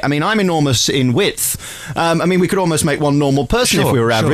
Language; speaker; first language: English; native; English